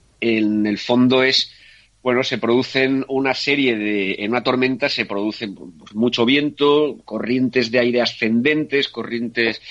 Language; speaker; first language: Spanish; native; Spanish